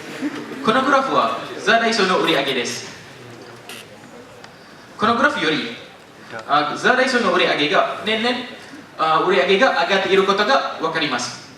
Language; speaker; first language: Japanese; non-native, learner; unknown